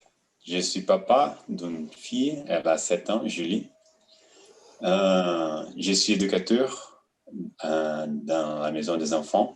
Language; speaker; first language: French; non-native, fluent; Portuguese